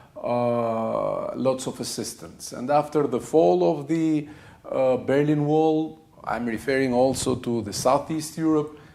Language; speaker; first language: English; non-native, fluent; Albanian